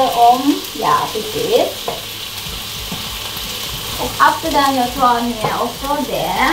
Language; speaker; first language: Swedish; non-native, learner; Thai